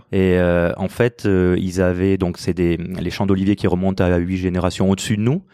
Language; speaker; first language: French; native; French